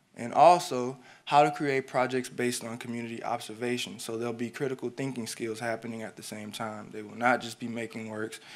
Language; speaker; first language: English; native; English